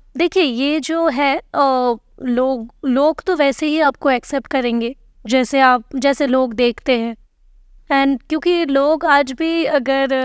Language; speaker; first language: Hindi; non-native, local second language; Bangla